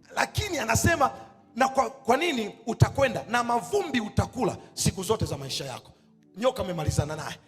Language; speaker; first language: Swahili; native; Swahili